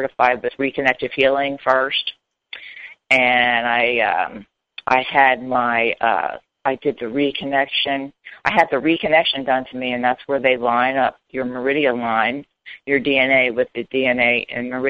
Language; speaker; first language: English; native; English